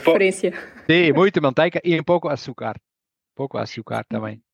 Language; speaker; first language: Portuguese; non-native, learner; Dutch